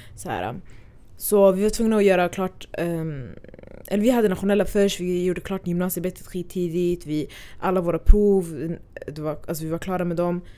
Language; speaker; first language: Swedish; early bilingual, other home language; Somali